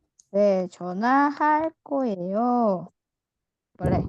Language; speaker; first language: Korean; non-native, fluent; Indonesian